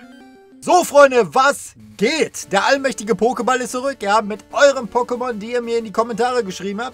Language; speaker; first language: German; native; German